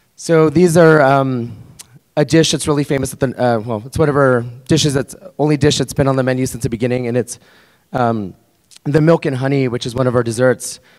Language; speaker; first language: English; early bilingual, other home language; Spanish